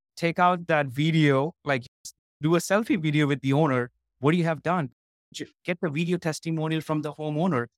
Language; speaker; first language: English; non-native, local second language; Hindi